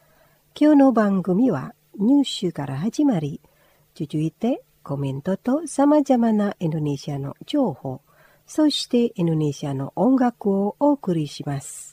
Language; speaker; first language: Japanese; non-native, fluent; Indonesian